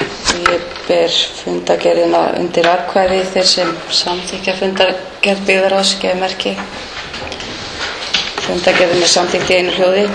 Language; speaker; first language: Icelandic; native; Icelandic